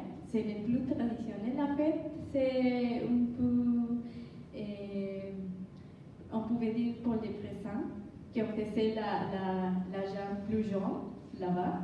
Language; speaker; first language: French; non-native, learner; Spanish